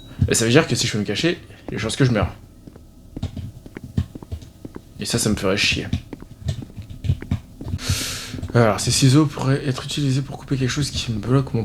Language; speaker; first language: French; native; French